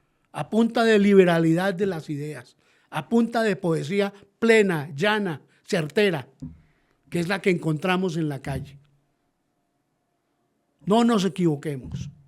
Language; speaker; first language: Spanish; native; Spanish